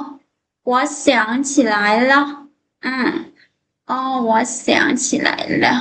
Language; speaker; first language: Chinese; non-native, fluent; Lao